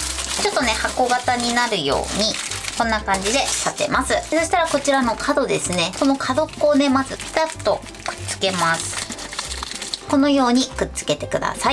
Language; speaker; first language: Japanese; native; Japanese